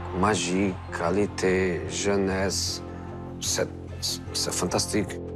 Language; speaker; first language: French; non-native, fluent; Portuguese